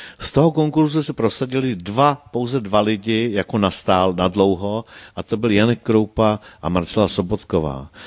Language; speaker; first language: Czech; native; Czech